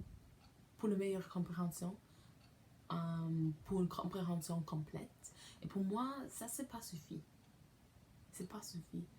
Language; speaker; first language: French; non-native, learner; English